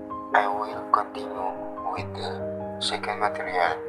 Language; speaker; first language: English; non-native, learner; Indonesian